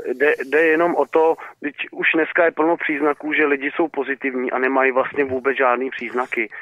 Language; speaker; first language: Czech; native; Czech